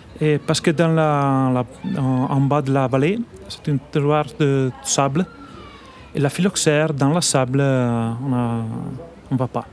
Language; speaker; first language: French; non-native, learner; Italian